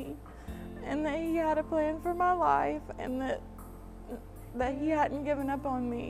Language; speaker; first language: English; native; English